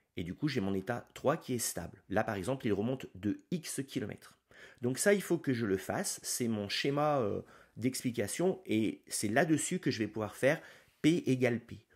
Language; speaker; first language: French; native; French